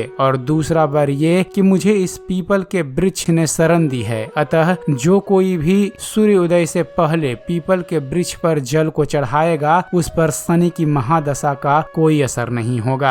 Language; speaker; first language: Hindi; native; Hindi